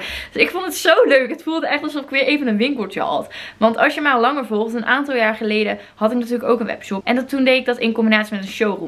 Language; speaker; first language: Dutch; native; Dutch